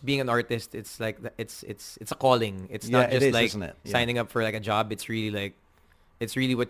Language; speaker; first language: English; non-native, local second language; Filipino